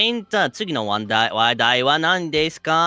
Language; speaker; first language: Japanese; non-native, fluent; English